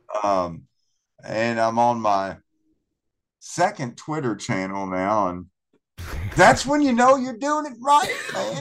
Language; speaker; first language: English; native; English